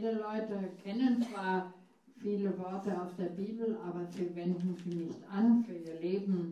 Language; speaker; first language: German; non-native, fluent; English